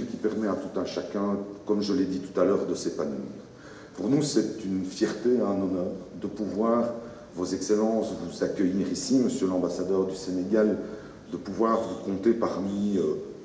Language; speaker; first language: French; native; French